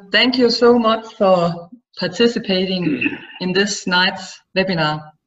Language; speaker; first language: English; non-native, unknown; Danish